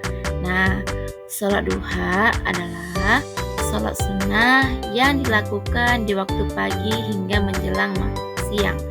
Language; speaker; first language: Indonesian; native; Indonesian